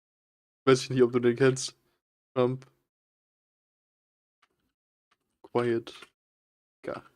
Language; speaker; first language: German; native; German